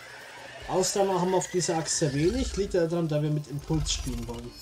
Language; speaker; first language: German; native; German